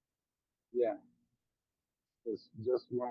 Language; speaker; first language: English; non-native, learner; Italian